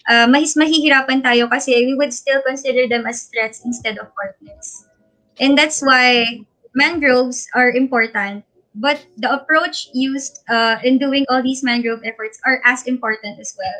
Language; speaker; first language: English; non-native, local second language; Filipino